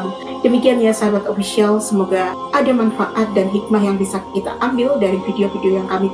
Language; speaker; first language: Indonesian; native; Indonesian